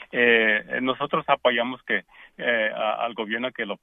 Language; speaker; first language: Spanish; early bilingual, heritage; Spanish